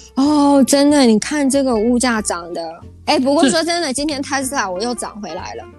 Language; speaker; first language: Chinese; early bilingual, heritage; Chinese